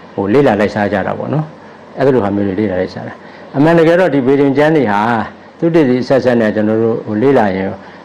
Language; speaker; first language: Burmese; native; Burmese